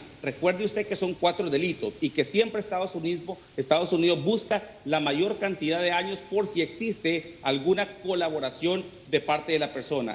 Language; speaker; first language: Spanish; native; Spanish